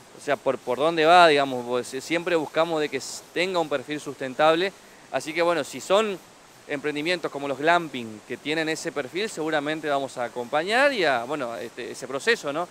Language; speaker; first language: Spanish; native; Spanish